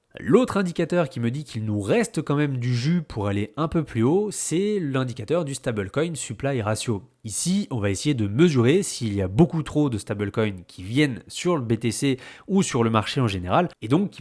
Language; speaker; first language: French; native; French